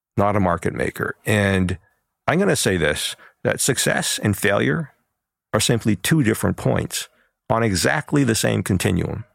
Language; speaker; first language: English; early bilingual, other home language; Chinese